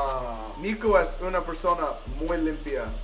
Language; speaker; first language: Spanish; non-native, learner; English